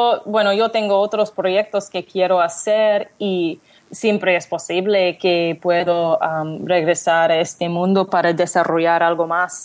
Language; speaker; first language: Spanish; non-native, learner; English